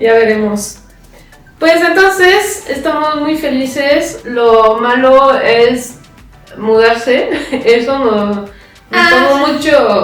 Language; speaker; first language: Spanish; non-native, fluent; French